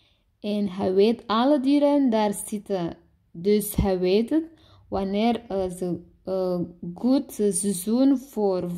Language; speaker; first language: Dutch; non-native, learner; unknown